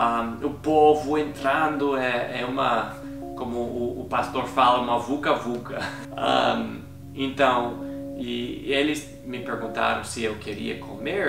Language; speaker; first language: Portuguese; non-native, fluent; English